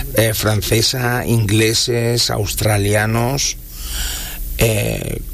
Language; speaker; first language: Spanish; native; Spanish